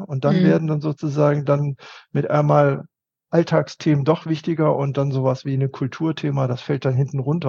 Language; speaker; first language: German; native; German